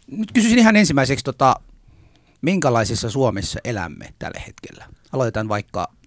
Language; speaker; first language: Finnish; early bilingual, other home language; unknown